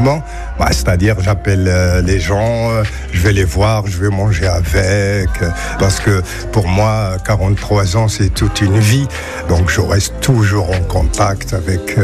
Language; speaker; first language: French; non-native, local second language; Arabic